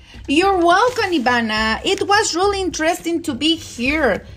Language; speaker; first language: English; non-native, learner; Spanish